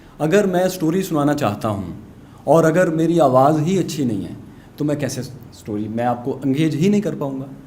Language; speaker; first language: Urdu; non-native, local second language; Punjabi